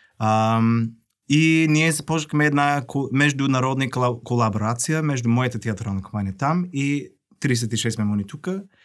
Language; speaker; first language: Bulgarian; non-native, fluent; English